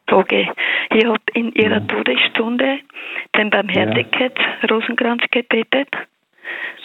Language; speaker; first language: German; native; German